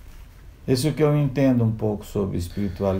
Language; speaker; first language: Portuguese; non-native, local second language; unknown